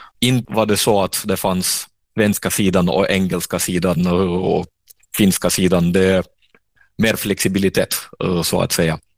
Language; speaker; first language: Swedish; non-native, fluent; Russian